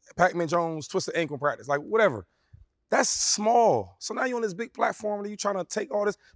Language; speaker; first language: English; native; English